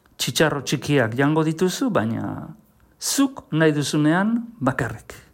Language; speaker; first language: Basque; native; Basque